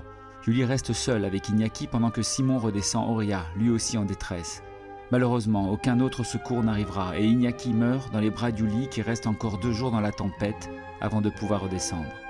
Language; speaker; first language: French; native; French